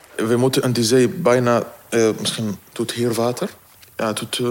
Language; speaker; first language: Dutch; non-native, learner; Arabic